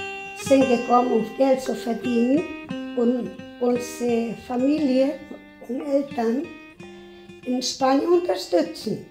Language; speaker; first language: German; non-native, fluent; Spanish